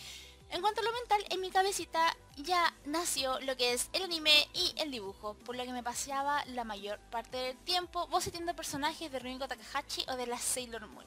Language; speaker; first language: Spanish; native; Spanish